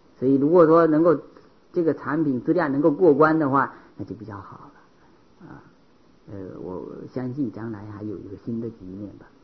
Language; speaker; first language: Chinese; native; Chinese